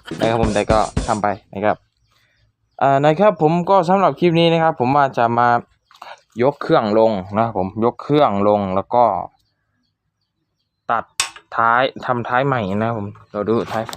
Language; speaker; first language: Thai; native; Thai